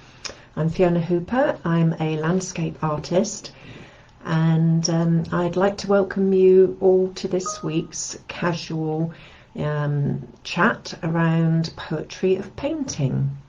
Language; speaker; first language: English; native; English